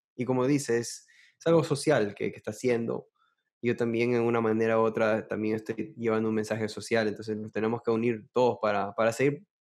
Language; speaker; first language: Spanish; early bilingual, heritage; Spanish